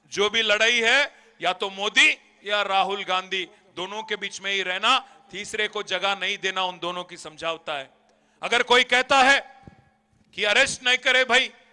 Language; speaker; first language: Hindi; non-native, local second language; Telugu